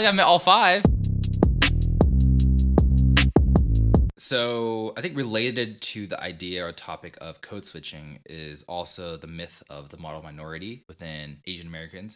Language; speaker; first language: English; early bilingual, other home language; Vietnamese